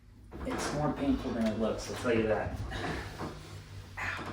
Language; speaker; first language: English; native; English